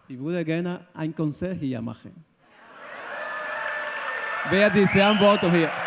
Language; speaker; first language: German; non-native, learner; Spanish